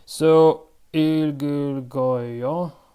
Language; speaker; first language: Korean; non-native, learner; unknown